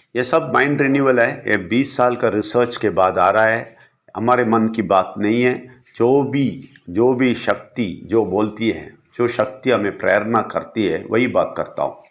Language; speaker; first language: Hindi; non-native, local second language; Malayalam